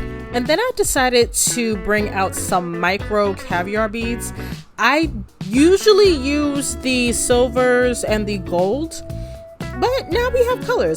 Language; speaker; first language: English; native; English